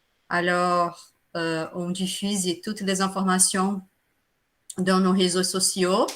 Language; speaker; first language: French; non-native, fluent; Portuguese